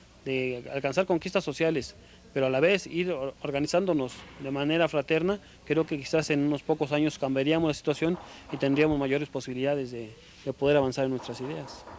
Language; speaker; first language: Spanish; native; Spanish